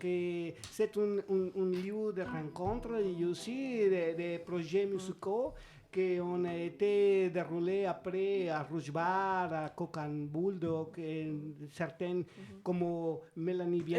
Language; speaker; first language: French; non-native, learner; Spanish